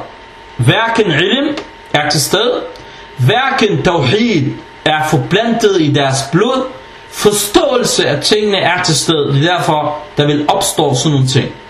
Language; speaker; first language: Danish; early bilingual, other home language; Arabic